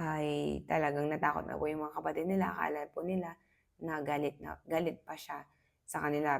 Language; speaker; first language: Filipino; native; Filipino